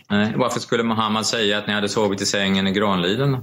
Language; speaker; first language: Swedish; native; Swedish